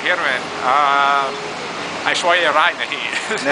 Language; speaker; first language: Hindi; non-native, learner; English